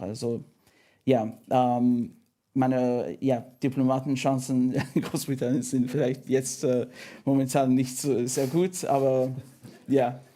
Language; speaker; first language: German; non-native, fluent; English